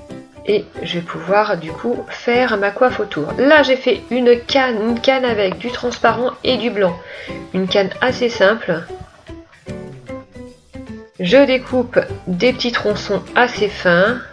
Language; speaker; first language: French; native; French